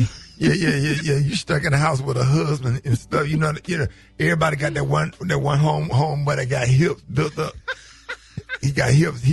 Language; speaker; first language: English; native; English